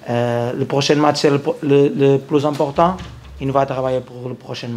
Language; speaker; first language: French; non-native, learner; Portuguese